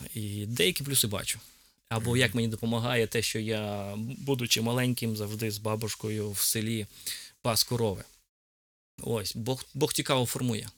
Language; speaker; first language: Ukrainian; native; Ukrainian